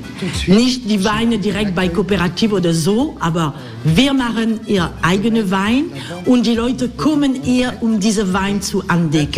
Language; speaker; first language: German; non-native, learner; French